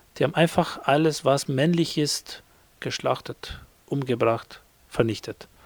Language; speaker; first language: German; non-native, fluent; Albanian